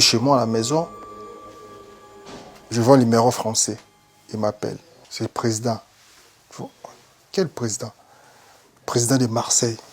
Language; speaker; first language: French; non-native, local second language; Lingala